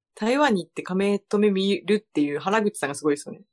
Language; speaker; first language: Japanese; early bilingual, other home language; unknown